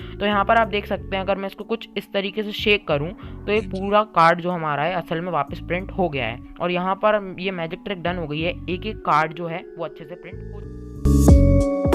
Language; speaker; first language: Hindi; native; Hindi